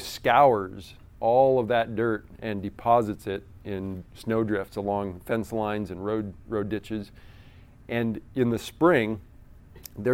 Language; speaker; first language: English; native; English